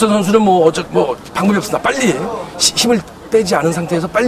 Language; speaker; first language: Korean; native; Korean